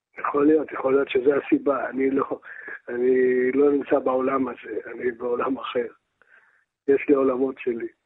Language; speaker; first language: Hebrew; early bilingual, other home language; Arabic